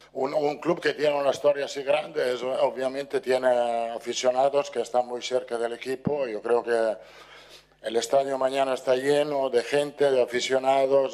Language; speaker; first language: Spanish; non-native, fluent; Italian